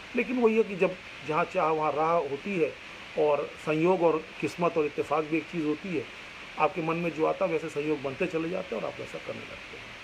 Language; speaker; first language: Hindi; non-native, local second language; Bangla